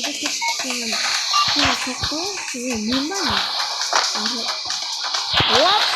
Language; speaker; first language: Russian; non-native, local second language; Kazakh